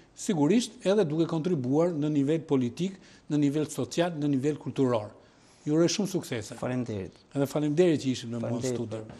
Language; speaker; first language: Albanian; native; Albanian